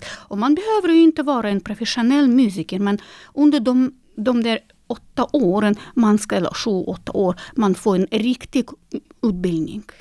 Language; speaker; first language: Swedish; non-native, fluent; Russian